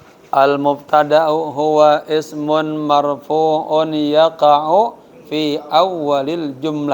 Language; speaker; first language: Arabic; non-native, fluent; Indonesian